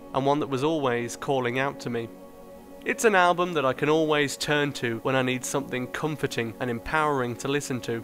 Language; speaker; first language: English; native; English